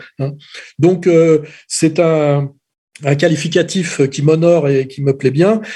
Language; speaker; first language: French; native; French